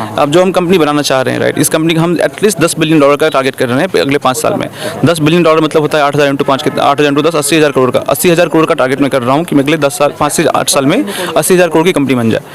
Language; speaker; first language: Hindi; non-native, local second language; Maithili